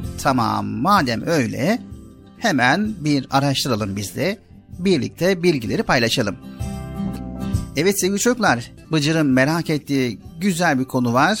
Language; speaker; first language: Turkish; native; Turkish